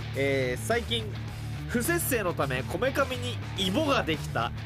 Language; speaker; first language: Japanese; early bilingual, other home language; Filipino